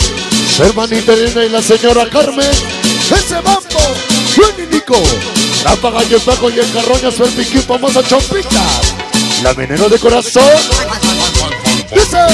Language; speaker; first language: Spanish; native; Spanish